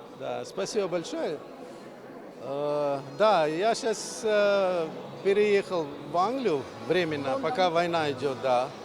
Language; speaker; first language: Russian; non-native, fluent; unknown